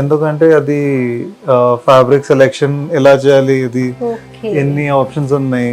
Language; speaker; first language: Telugu; non-native, local second language; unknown